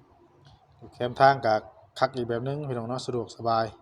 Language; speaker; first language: Thai; non-native, local second language; Lao